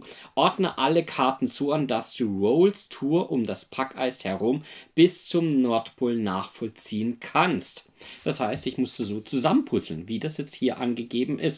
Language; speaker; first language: German; native; German